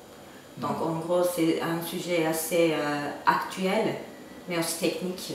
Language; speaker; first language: French; non-native, fluent; Turkish